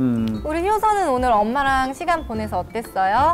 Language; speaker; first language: Korean; native; Korean